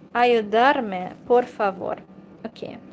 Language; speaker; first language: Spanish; non-native, learner; Hungarian